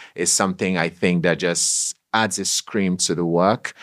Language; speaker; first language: English; non-native, local second language; Yoruba